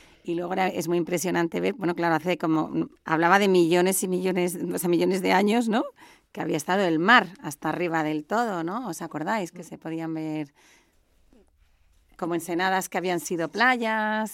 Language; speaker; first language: Spanish; native; Spanish